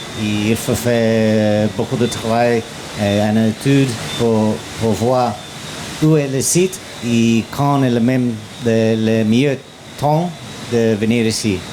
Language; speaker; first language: French; non-native, learner; English